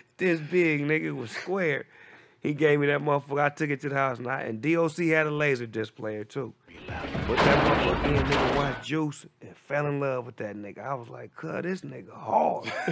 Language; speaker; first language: English; native; English